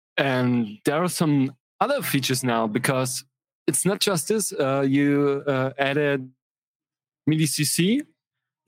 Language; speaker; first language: English; non-native, fluent; German